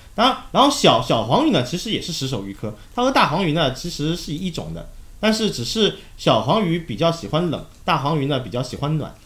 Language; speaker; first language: Chinese; native; Chinese